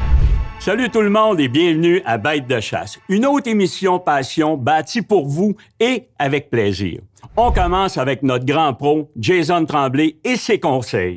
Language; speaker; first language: French; native; French